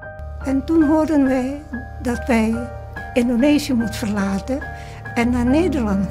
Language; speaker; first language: Dutch; early bilingual, other home language; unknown